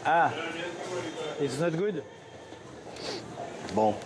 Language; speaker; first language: English; non-native, learner; French